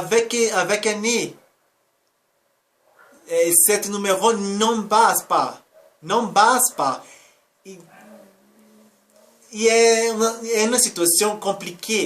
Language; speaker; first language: French; non-native, learner; Spanish